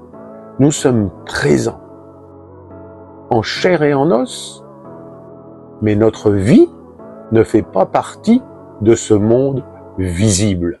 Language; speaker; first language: French; native; French